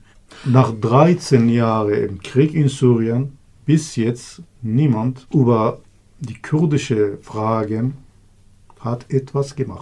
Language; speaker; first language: German; non-native, learner; Kurdish